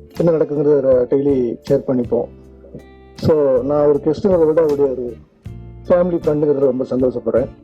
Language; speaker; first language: Tamil; native; Tamil